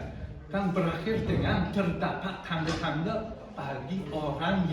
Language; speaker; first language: Indonesian; non-native, fluent; English